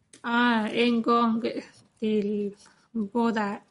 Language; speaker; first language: Swedish; non-native, learner; Spanish